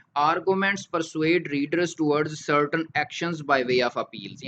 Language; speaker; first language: English; non-native, local second language; Urdu